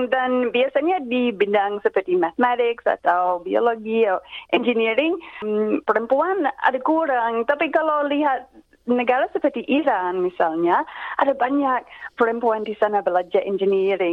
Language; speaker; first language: Indonesian; non-native, fluent; English